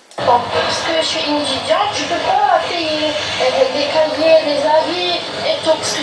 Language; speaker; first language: French; non-native, learner; Arabic